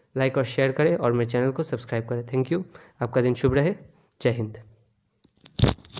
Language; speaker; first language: Hindi; native; Hindi